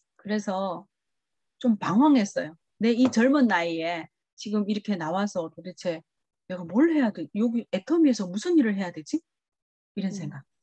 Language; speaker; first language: Korean; early bilingual, heritage; Korean